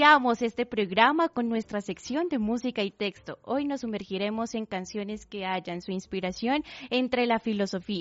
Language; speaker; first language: Spanish; native; Spanish